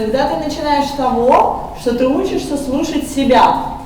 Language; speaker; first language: Russian; native; Russian